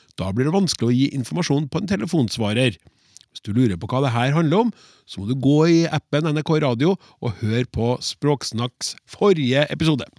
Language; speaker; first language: Norwegian; native; Norwegian